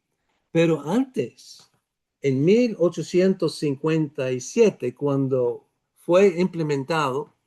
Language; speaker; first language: Spanish; non-native, fluent; Dutch